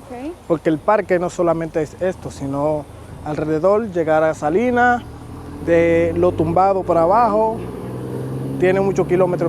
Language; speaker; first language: Spanish; native; Spanish